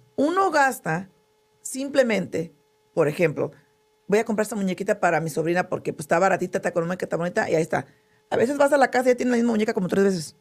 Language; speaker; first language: Spanish; early bilingual, heritage; Spanish